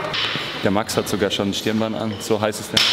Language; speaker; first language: German; native; German